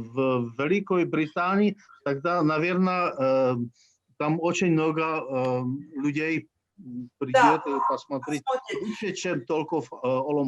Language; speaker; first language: Russian; non-native, fluent; Czech